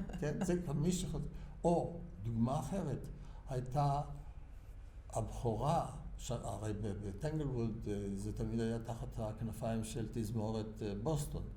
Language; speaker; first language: Hebrew; early bilingual, other home language; German